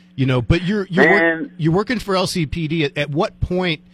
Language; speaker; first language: English; native; English